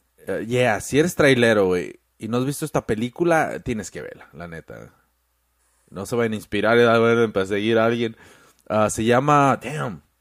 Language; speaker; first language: Spanish; early bilingual, heritage; Spanish